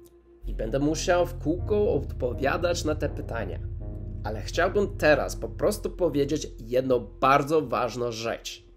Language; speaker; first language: Polish; non-native, learner; English